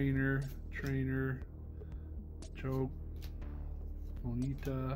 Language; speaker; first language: English; native; English